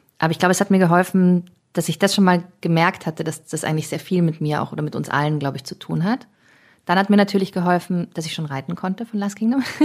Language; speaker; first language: German; early bilingual, other home language; English